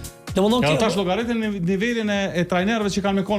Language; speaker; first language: Albanian; native; Albanian